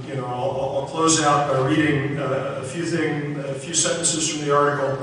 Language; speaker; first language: English; native; English